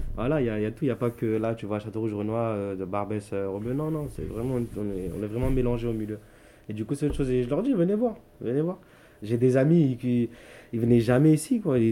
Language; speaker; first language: French; native; French